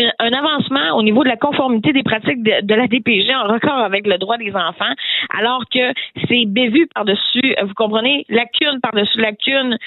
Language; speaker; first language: French; native; French